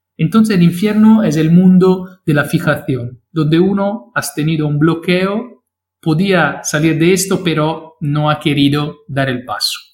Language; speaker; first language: Spanish; non-native, fluent; Italian